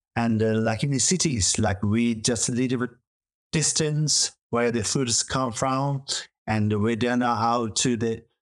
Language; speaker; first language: English; non-native, learner; Chinese